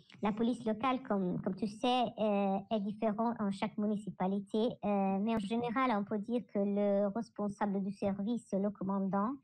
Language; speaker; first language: French; non-native, learner; Italian